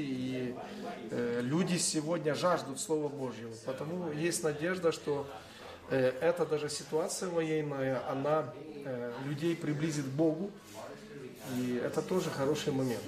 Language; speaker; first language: Russian; non-native, local second language; Ukrainian